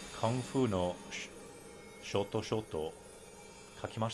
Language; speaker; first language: Japanese; non-native, fluent; English